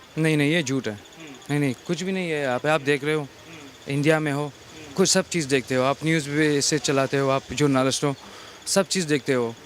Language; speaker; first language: Hindi; non-native, fluent; Pashto